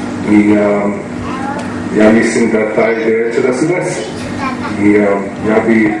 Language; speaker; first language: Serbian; early bilingual, heritage; Serbian